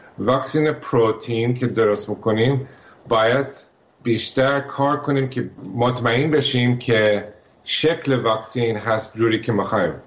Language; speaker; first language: Persian; early bilingual, heritage; Persian